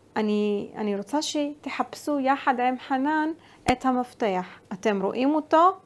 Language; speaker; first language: Hebrew; non-native, local second language; Arabic